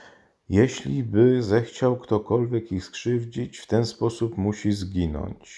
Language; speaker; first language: Polish; native; Polish